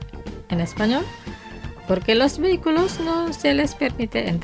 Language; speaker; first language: Spanish; non-native, fluent; Indonesian